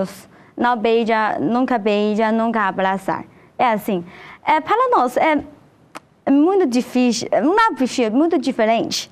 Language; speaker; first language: Portuguese; non-native, learner; Chinese